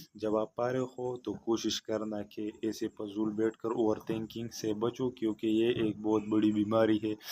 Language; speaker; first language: Urdu; non-native, local second language; Pashto